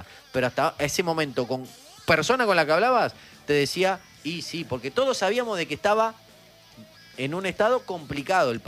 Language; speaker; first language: Spanish; native; Spanish